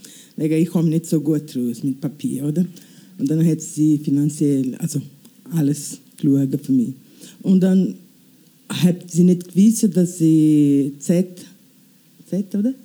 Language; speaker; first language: German; non-native, learner; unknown